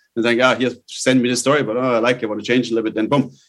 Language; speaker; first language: English; non-native, fluent; German